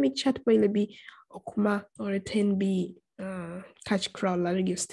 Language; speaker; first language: Turkish; non-native, fluent; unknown